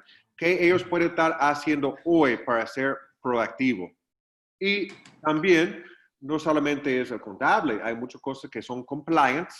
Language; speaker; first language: Spanish; non-native, fluent; English